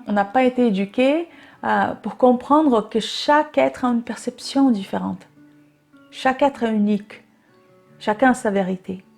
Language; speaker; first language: French; non-native, fluent; Portuguese